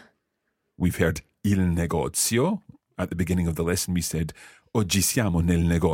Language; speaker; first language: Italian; non-native, fluent; English